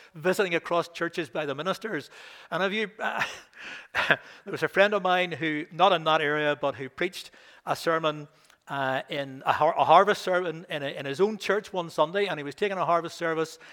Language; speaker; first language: English; native; English